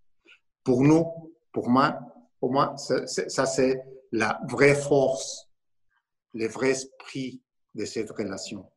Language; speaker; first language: French; non-native, learner; Spanish